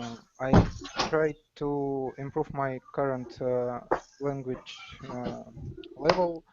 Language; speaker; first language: English; non-native, learner; Russian